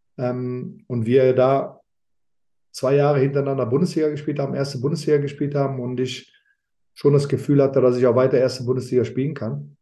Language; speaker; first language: German; early bilingual, other home language; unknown